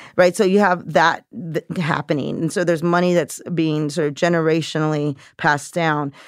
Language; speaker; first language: English; native; English